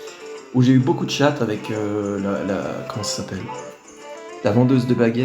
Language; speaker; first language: French; native; French